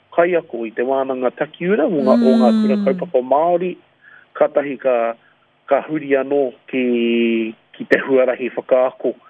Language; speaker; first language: Māori; non-native, local second language; English